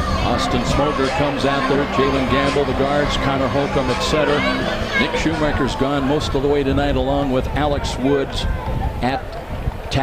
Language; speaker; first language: English; native; English